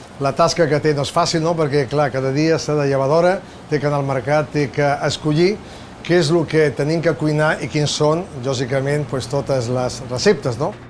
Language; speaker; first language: Catalan; native; Catalan